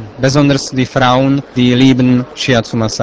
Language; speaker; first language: German; non-native, learner; Czech